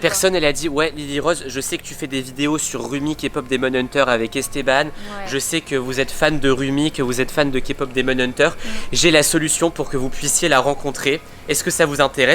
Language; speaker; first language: French; native; French